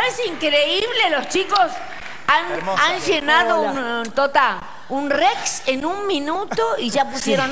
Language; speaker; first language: Spanish; native; Spanish